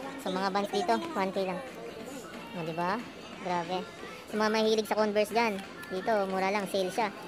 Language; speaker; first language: Filipino; native; Filipino